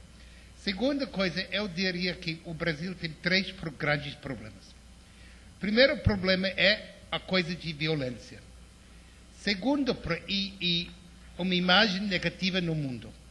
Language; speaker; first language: Portuguese; non-native, fluent; English